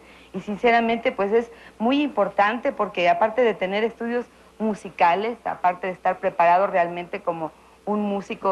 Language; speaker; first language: Spanish; native; Spanish